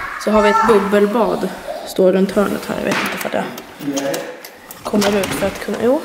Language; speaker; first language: Swedish; native; Swedish